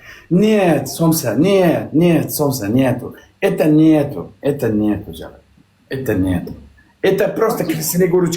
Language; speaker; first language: Russian; non-native, learner; Uzbek